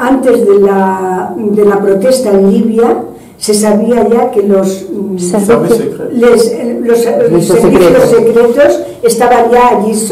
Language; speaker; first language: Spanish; non-native, fluent; French